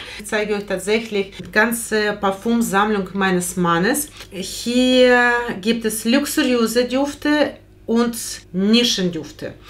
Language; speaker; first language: German; non-native, fluent; Russian